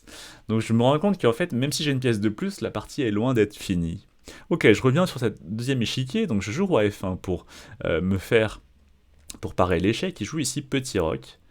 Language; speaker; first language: French; native; French